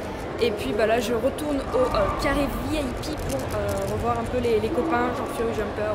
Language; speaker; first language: French; native; French